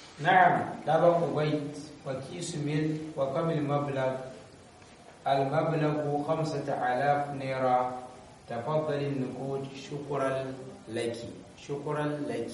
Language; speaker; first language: Arabic; non-native, fluent; Hausa